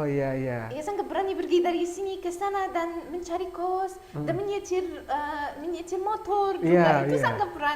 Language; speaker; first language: Indonesian; non-native, learner; Arabic